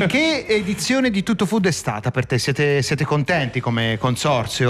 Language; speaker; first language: Italian; native; Italian